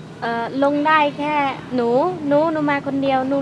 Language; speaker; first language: Thai; non-native, learner; Khmer